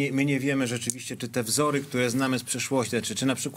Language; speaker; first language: Polish; native; Polish